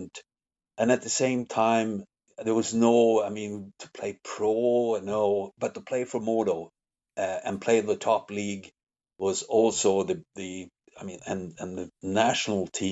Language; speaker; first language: English; non-native, fluent; Swedish